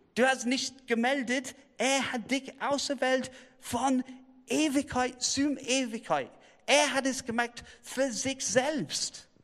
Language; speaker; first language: German; non-native, fluent; English